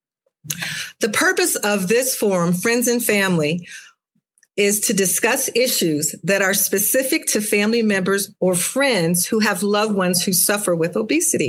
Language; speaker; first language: English; native; English